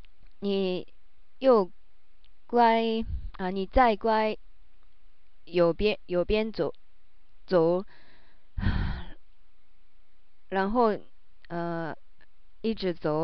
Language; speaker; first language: Chinese; non-native, learner; Japanese